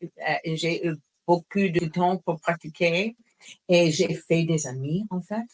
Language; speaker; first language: French; non-native, fluent; English